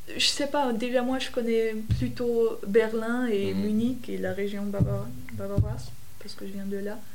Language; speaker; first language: French; non-native, fluent; German